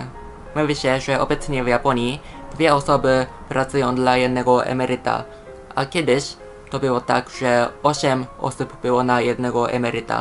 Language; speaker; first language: Polish; non-native, fluent; Japanese